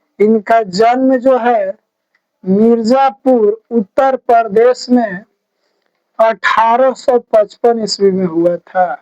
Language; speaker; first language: Hindi; native; Hindi